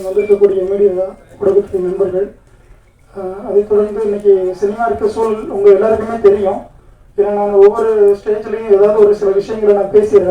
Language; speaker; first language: Tamil; native; Tamil